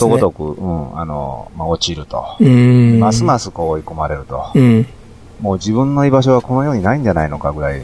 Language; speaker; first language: Japanese; native; Japanese